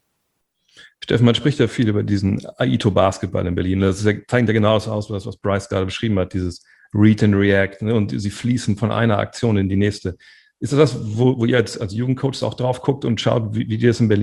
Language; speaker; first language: German; native; German